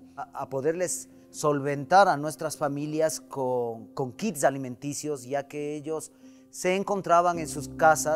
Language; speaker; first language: Spanish; native; Spanish